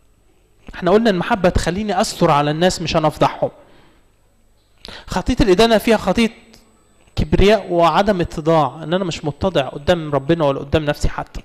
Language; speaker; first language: Arabic; native; Arabic